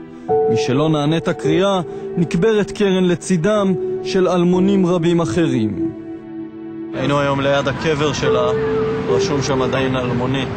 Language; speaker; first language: Hebrew; native; Hebrew